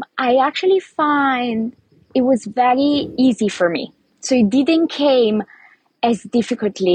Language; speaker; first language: English; non-native, fluent; Italian